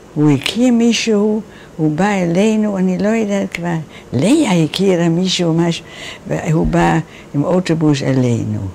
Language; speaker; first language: Hebrew; non-native, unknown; Dutch